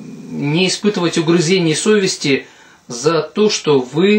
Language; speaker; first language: Russian; native; Russian